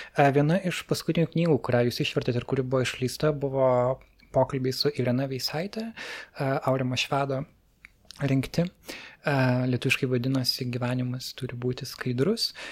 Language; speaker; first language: Lithuanian; native; Lithuanian